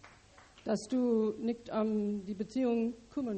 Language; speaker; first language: German; non-native, learner; English